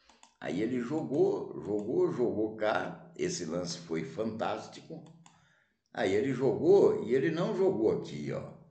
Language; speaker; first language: Portuguese; native; Portuguese